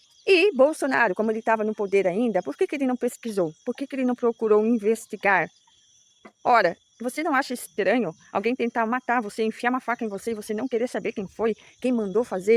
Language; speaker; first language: Portuguese; native; Portuguese